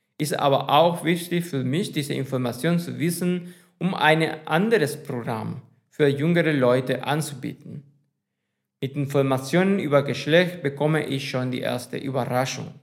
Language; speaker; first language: German; non-native, fluent; Spanish